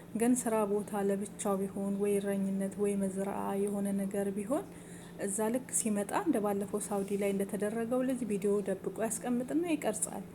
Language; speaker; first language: Amharic; native; Amharic